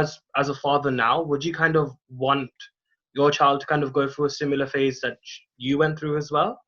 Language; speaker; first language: English; non-native, local second language; Hindi